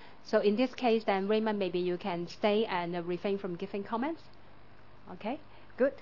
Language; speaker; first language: English; non-native, local second language; Cantonese